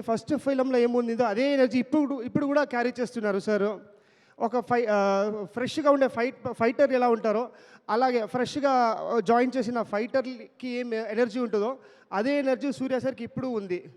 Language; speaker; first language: Telugu; non-native, learner; Kannada